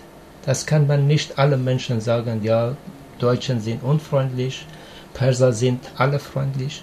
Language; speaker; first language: German; non-native, learner; Persian